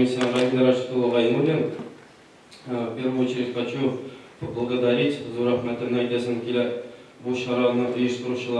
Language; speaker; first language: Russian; non-native, local second language; Tatar